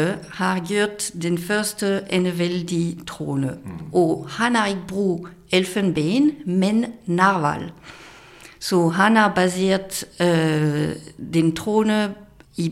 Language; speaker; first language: Danish; non-native, fluent; French